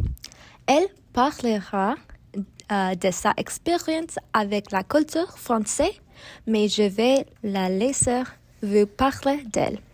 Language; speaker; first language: French; non-native, learner; English